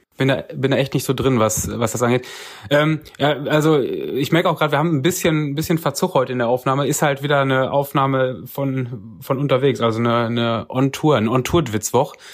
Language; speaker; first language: German; native; German